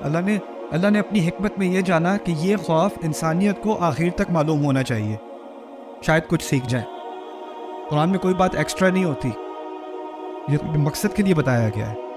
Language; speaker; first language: Urdu; early bilingual, heritage; Urdu